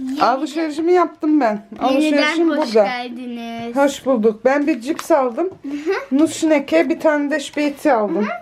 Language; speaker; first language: Turkish; early bilingual, heritage; Turkish